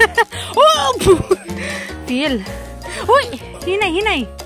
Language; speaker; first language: German; non-native, learner; Cebuano